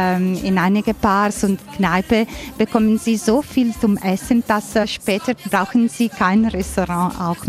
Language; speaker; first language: German; non-native, fluent; Italian